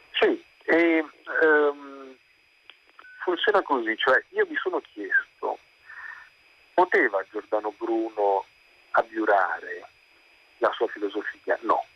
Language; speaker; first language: Italian; native; Italian